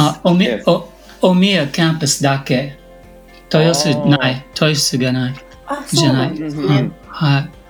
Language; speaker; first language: Japanese; non-native, learner; English